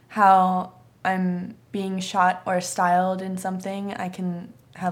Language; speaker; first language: English; native; English